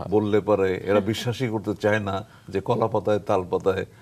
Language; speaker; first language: Bangla; native; Bangla